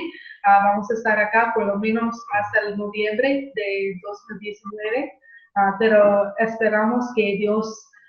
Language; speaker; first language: Spanish; non-native, fluent; English